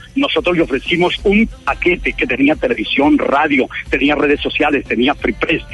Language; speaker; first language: Spanish; native; Spanish